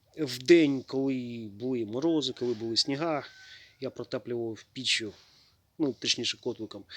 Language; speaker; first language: Ukrainian; native; Ukrainian